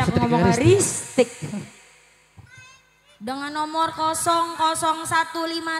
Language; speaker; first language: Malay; non-native, local second language; Javanese